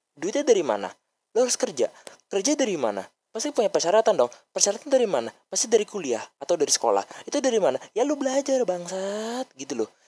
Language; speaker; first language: Indonesian; native; Indonesian